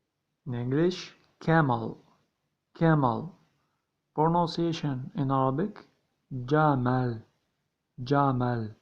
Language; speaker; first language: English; non-native, learner; Arabic